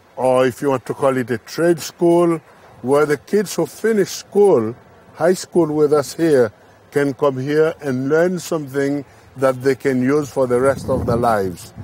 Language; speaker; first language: English; non-native, fluent; Haitian Creole